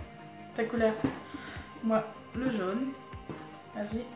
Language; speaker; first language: French; native; French